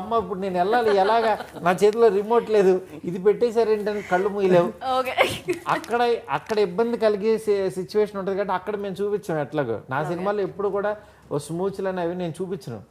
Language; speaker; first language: Telugu; native; Telugu